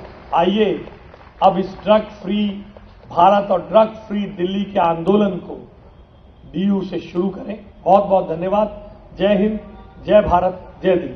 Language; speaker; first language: Hindi; native; Hindi